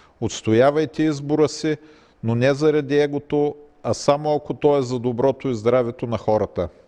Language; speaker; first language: Bulgarian; native; Bulgarian